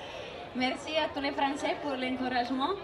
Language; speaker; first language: French; non-native, fluent; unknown